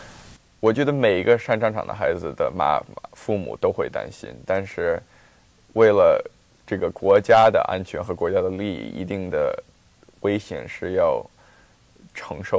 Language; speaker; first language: Chinese; early bilingual, heritage; Chinese